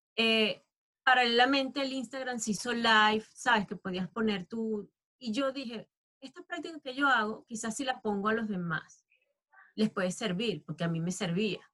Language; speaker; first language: Spanish; native; Spanish